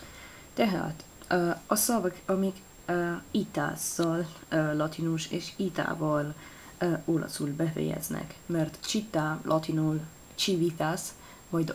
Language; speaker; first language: Hungarian; non-native, learner; Italian